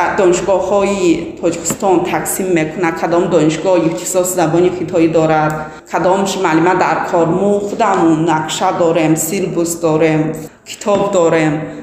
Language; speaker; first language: Persian; non-native, learner; Chinese